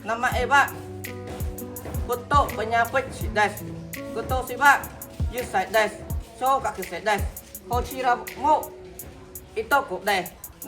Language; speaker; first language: Japanese; non-native, learner; Khmer